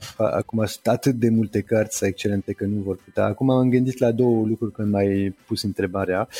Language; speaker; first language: Romanian; non-native, fluent; French